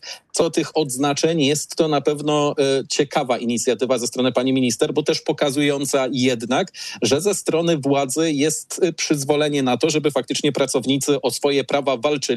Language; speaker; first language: Polish; native; Polish